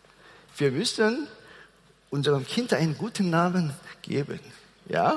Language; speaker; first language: German; non-native, fluent; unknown